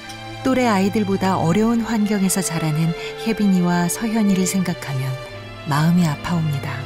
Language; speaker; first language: Korean; native; Korean